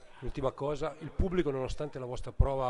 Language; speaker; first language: Italian; native; Italian